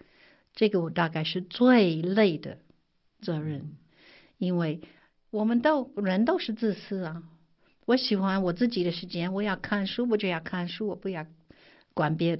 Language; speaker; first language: Chinese; non-native, fluent; English